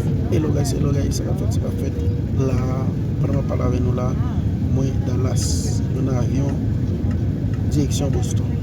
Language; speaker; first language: French; non-native, learner; Haitian Creole